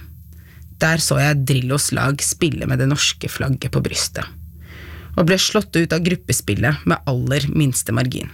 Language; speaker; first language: Norwegian; early bilingual, other home language; Arabic